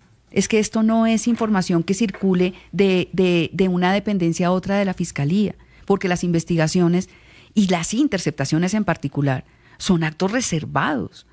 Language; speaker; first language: Spanish; native; Spanish